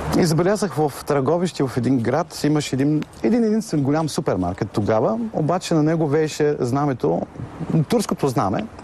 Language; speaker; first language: Bulgarian; non-native, fluent; German